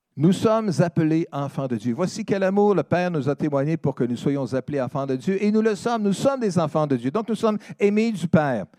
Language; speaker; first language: French; native; French